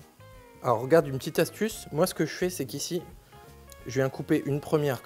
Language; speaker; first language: French; native; French